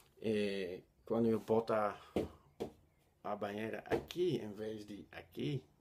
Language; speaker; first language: Portuguese; non-native, learner; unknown